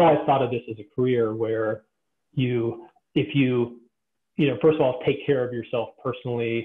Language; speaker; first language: English; native; English